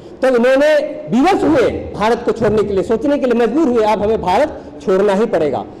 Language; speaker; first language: Hindi; native; Hindi